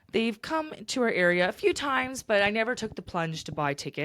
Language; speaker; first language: English; native; English